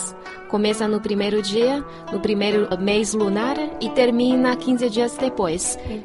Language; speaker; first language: Portuguese; non-native, fluent; Chinese